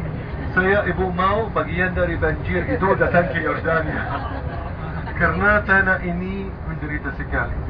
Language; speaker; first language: Indonesian; non-native, fluent; Arabic